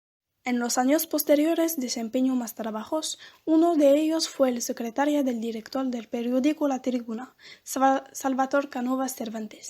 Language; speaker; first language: Spanish; non-native, learner; French